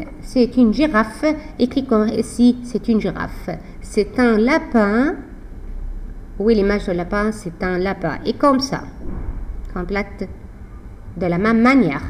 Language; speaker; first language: French; non-native, fluent; Arabic